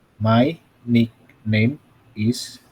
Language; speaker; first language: English; non-native, fluent; Indonesian